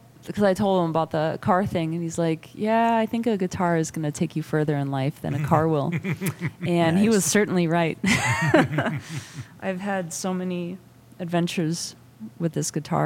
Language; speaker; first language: English; native; English